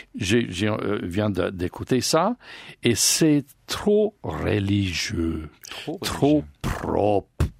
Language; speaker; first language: French; non-native, learner; English